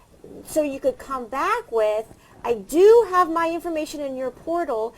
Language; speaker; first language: English; native; English